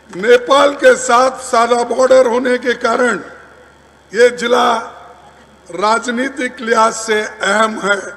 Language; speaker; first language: Hindi; non-native, local second language; Kannada